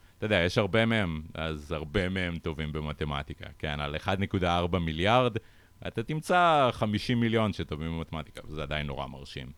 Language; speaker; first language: Hebrew; early bilingual, other home language; Russian